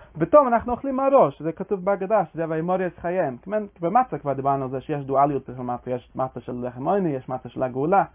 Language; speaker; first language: Hebrew; non-native, fluent; English